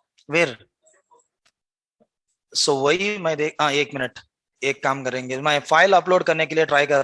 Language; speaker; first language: Hindi; non-native, local second language; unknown